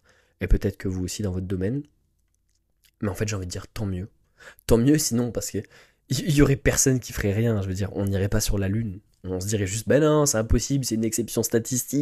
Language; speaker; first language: French; native; French